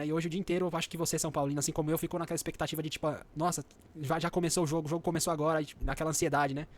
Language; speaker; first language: Portuguese; native; Portuguese